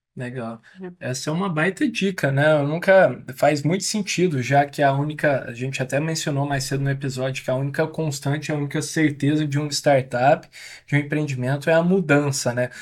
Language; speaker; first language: Portuguese; native; Portuguese